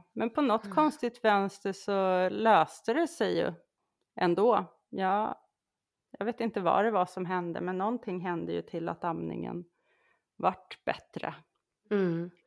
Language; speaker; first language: Swedish; native; Swedish